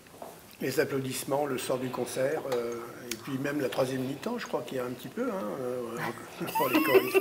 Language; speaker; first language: French; native; French